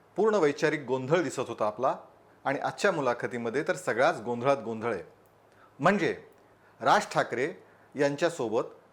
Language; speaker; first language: Marathi; native; Marathi